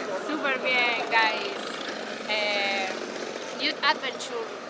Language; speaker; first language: English; non-native, learner; Spanish